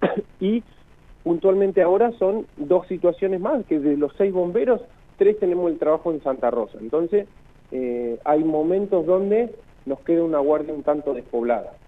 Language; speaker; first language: Spanish; native; Spanish